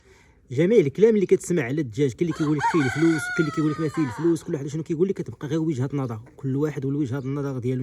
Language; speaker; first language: Arabic; native; Arabic